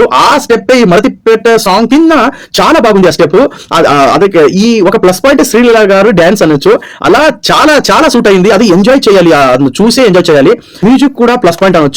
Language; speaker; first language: Telugu; non-native, learner; Kannada